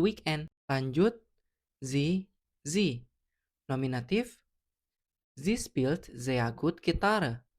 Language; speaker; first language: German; non-native, fluent; Indonesian